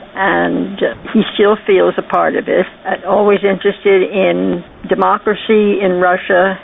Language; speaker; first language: English; native; English